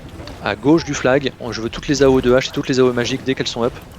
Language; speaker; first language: French; native; French